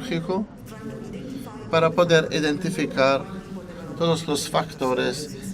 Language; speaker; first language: Spanish; non-native, fluent; Italian